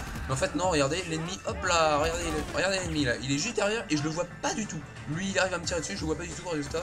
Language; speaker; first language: French; native; French